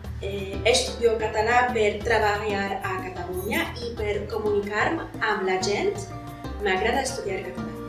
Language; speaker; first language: Catalan; non-native, learner; Polish